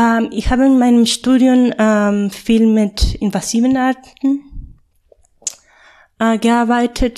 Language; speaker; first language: German; non-native, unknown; Spanish